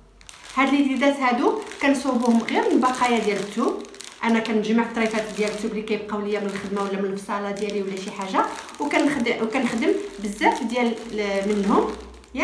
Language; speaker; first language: Arabic; native; Arabic